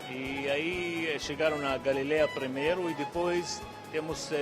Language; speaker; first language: Portuguese; non-native, fluent; Arabic